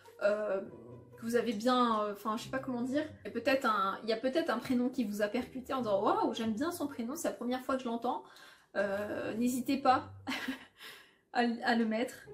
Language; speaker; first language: French; early bilingual, other home language; Polish